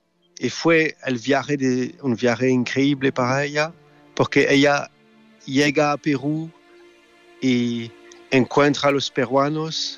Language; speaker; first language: Spanish; non-native, learner; French